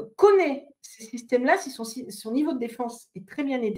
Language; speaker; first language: French; native; French